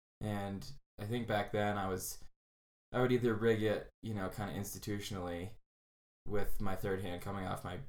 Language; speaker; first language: English; native; English